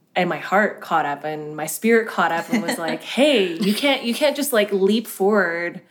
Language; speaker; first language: English; early bilingual, other home language; Cantonese